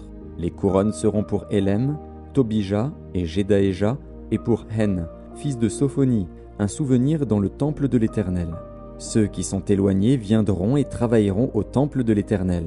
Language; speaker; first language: French; native; French